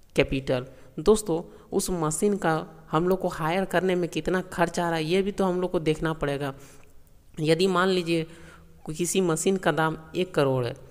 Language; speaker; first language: Hindi; native; Hindi